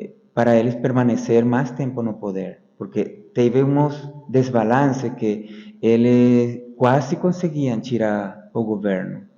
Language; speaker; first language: Portuguese; non-native, fluent; Spanish